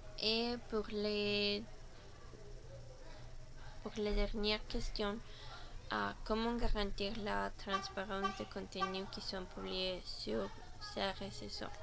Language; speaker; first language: French; non-native, learner; Spanish